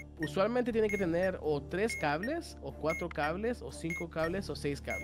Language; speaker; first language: Spanish; native; Spanish